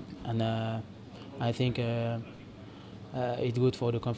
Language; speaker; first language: English; non-native, fluent; French